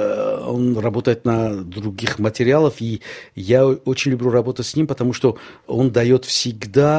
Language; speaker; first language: Russian; non-native, local second language; Armenian